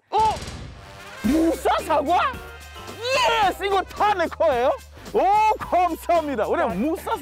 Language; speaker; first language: Korean; non-native, fluent; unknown